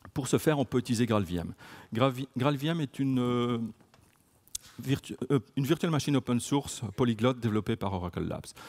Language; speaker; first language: French; native; French